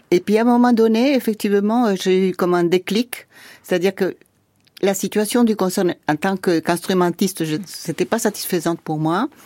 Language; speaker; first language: French; non-native, fluent; Spanish